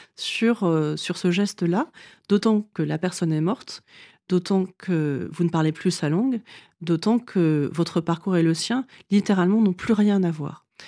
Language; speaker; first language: French; early bilingual, other home language; Vietnamese